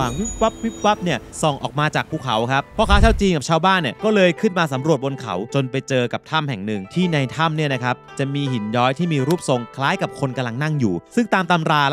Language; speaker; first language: Thai; native; Thai